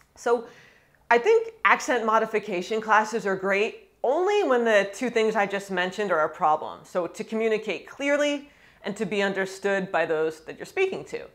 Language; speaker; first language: English; native; English